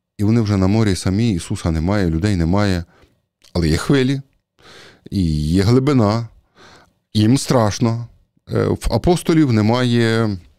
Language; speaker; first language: Ukrainian; native; Ukrainian